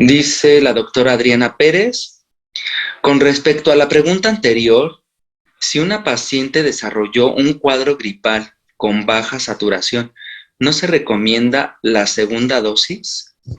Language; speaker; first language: Spanish; native; Spanish